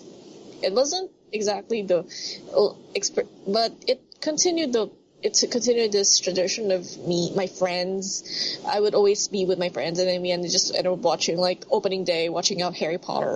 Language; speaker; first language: English; non-native, local second language; Filipino